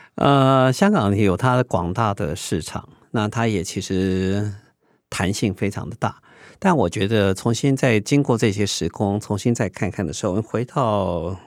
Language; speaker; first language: Chinese; native; Chinese